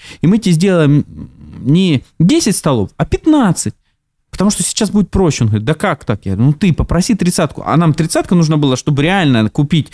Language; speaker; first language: Russian; native; Russian